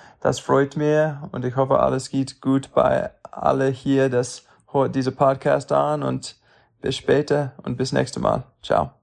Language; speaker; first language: German; non-native, learner; English